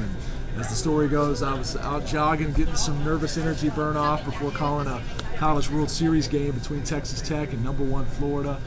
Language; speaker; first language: English; native; English